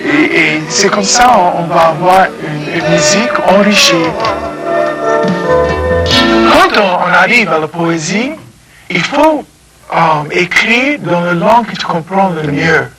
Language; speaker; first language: French; non-native, fluent; English